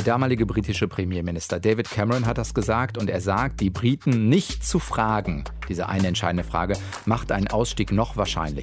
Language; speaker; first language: German; native; German